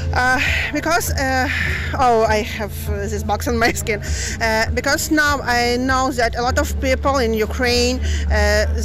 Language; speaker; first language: English; non-native, learner; Ukrainian